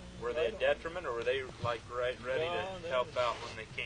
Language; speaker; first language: English; native; English